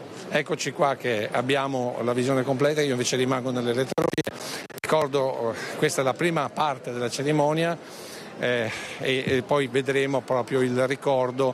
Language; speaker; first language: Italian; native; Italian